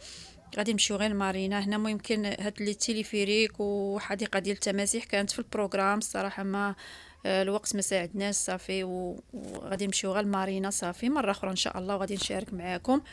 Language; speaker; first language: Arabic; native; Arabic